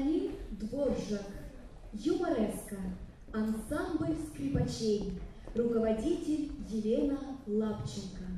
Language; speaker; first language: Russian; native; Russian